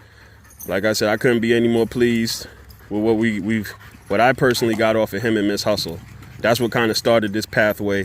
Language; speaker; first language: English; native; English